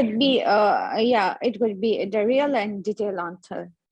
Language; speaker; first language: English; non-native, learner; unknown